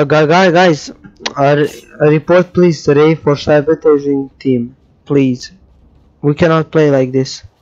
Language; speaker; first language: English; non-native, learner; Serbian